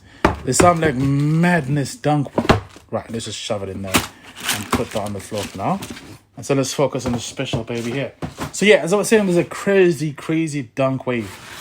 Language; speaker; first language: English; native; English